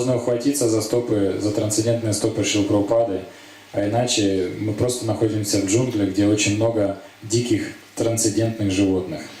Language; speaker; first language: Russian; native; Russian